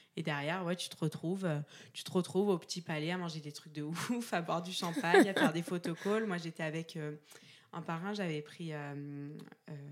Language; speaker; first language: French; native; French